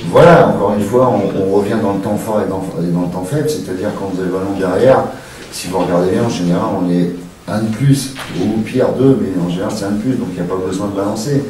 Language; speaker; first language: French; native; French